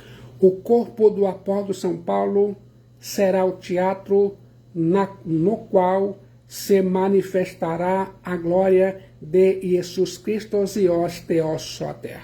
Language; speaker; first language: Portuguese; native; Portuguese